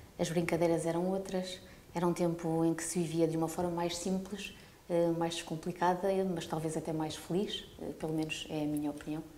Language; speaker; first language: Portuguese; early bilingual, heritage; Portuguese